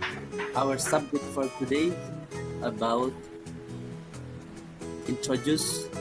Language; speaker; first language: English; non-native, learner; Indonesian